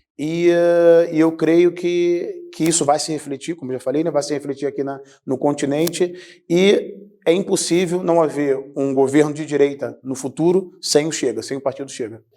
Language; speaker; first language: Portuguese; native; Portuguese